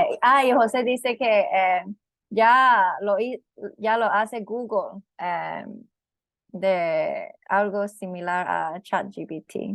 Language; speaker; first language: Spanish; non-native, fluent; English